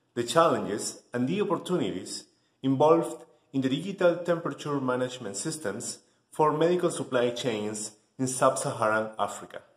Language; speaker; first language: English; non-native, fluent; Spanish